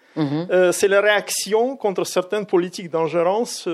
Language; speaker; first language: French; non-native, fluent; Russian